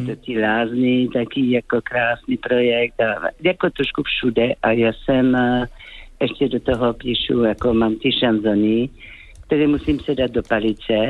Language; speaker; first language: Czech; non-native, fluent; French